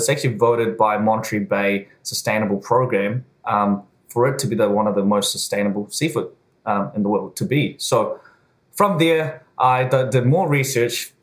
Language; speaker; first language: English; native; English